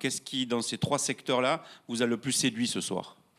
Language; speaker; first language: French; native; French